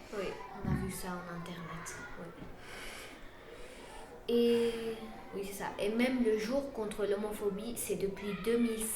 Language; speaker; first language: French; non-native, fluent; Spanish